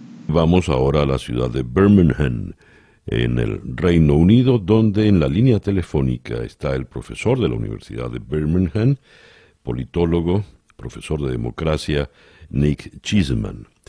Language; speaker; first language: Spanish; native; Spanish